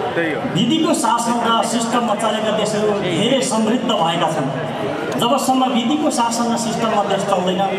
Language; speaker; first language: Nepali; native; Nepali